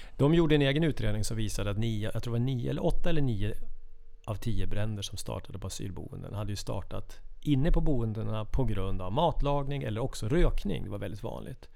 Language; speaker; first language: Swedish; native; Swedish